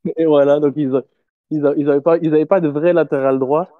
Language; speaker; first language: French; native; French